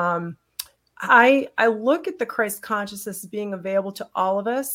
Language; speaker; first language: English; native; English